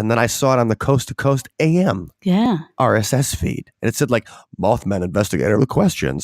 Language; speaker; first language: English; native; English